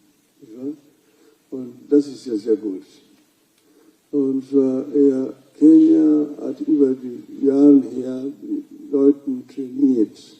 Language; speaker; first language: German; non-native, fluent; Luo (Kenya and Tanzania)